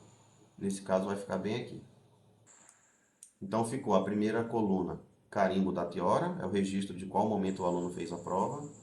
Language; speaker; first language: Portuguese; native; Portuguese